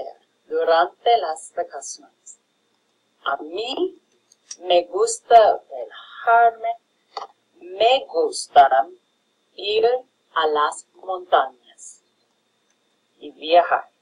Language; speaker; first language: Spanish; non-native, fluent; English